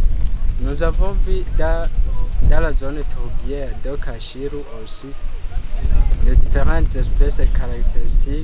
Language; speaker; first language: French; non-native, local second language; Rundi